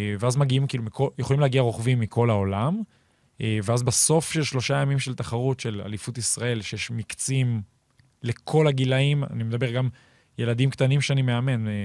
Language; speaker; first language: Hebrew; native; Hebrew